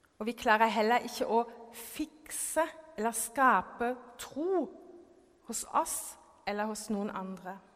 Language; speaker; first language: Norwegian; non-native, fluent; German